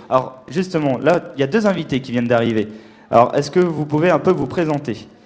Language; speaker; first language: French; native; French